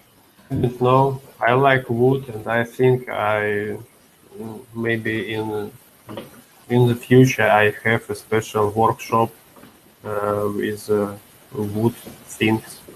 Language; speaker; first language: English; non-native, learner; Russian